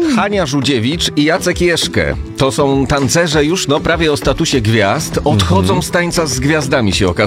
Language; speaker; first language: Polish; native; Polish